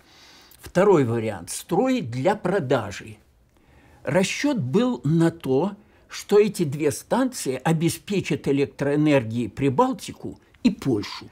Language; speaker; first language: Russian; native; Russian